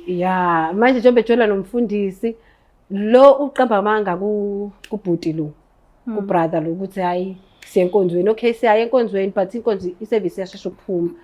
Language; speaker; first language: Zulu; native; Zulu